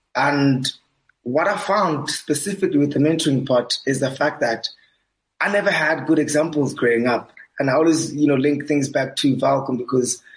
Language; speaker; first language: English; non-native, local second language; Southern Sotho